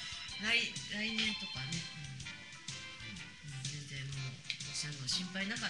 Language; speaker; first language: Japanese; native; Japanese